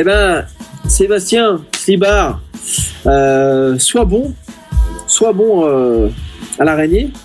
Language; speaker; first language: French; native; French